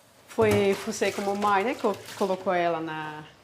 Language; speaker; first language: Portuguese; non-native, learner; Dutch